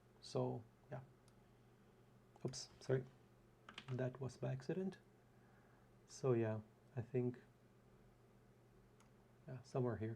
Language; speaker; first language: English; non-native, fluent; German